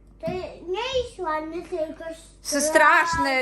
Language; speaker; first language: Polish; early bilingual, heritage; Polish